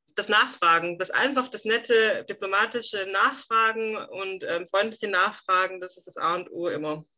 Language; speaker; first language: German; native; German